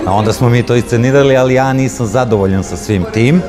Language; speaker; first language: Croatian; early bilingual, heritage; Croatian